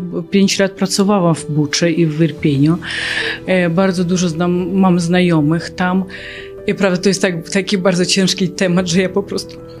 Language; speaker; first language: Polish; non-native, fluent; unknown